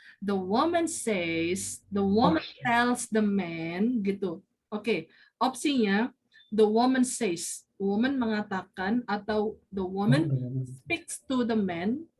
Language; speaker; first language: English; non-native, fluent; Indonesian